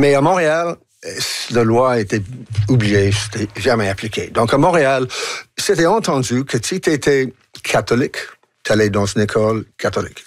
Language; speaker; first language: French; non-native, local second language; English